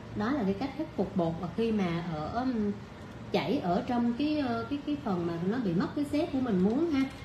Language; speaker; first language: Vietnamese; native; Vietnamese